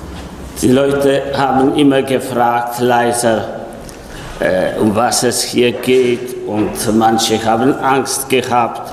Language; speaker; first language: German; non-native, fluent; Polish